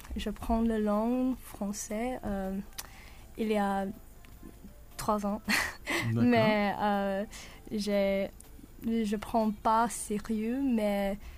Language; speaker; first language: French; non-native, learner; English